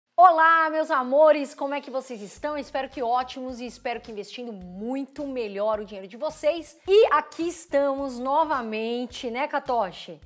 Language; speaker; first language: Portuguese; native; Portuguese